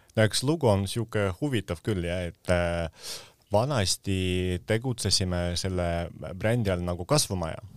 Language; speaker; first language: Estonian; non-native, local second language; Russian